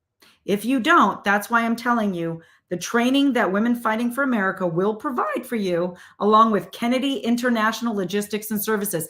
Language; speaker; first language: English; native; English